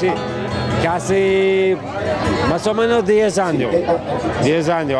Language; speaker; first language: Spanish; non-native, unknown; English